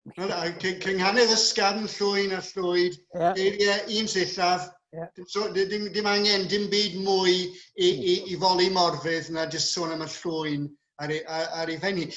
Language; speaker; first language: Welsh; non-native, local second language; English